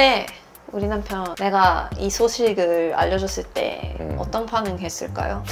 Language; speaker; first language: Korean; non-native, fluent; Swedish